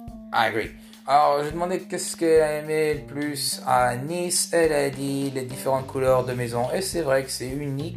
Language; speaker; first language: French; early bilingual, heritage; French